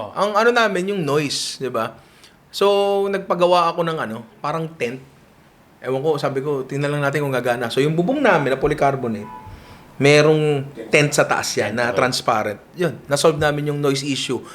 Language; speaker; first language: Filipino; native; Filipino